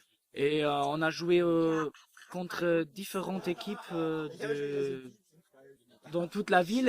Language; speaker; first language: French; non-native, fluent; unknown